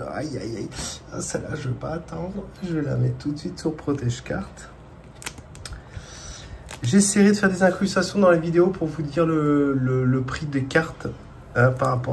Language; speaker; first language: French; native; French